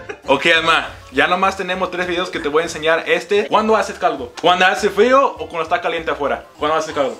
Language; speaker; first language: Spanish; early bilingual, heritage; Spanish